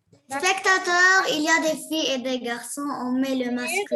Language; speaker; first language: French; non-native, learner; Arabic